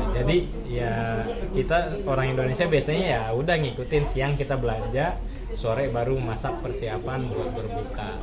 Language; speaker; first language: Indonesian; native; Indonesian